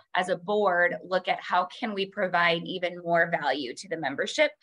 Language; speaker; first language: English; native; English